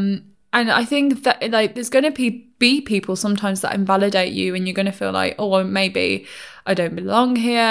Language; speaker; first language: English; native; English